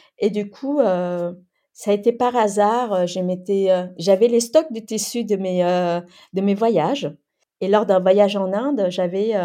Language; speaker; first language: French; early bilingual, other home language; Khmer